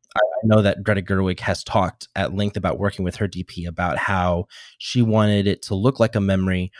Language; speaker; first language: English; native; English